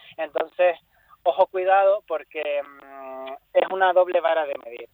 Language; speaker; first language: Spanish; native; Spanish